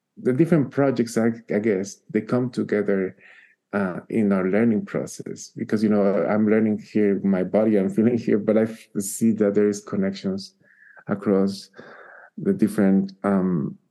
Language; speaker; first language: English; non-native, fluent; Spanish